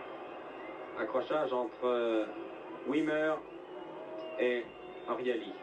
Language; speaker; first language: French; native; French